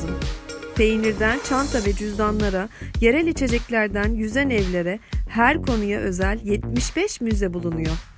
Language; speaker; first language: Turkish; native; Turkish